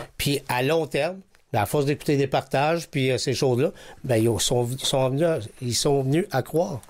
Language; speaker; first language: French; native; French